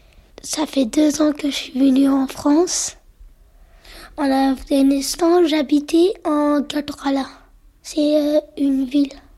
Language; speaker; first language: French; early bilingual, other home language; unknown